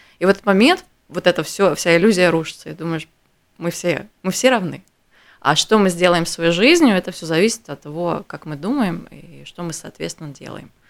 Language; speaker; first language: Russian; native; Russian